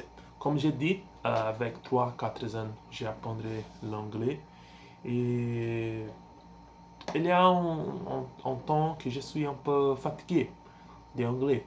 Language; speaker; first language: French; non-native, learner; Portuguese